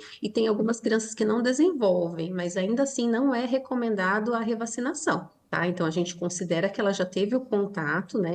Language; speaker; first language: Portuguese; native; Portuguese